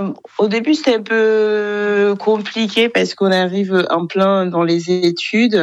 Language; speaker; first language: French; non-native, local second language; Kinyarwanda